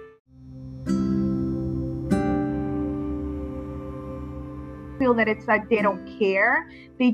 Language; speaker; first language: English; native; English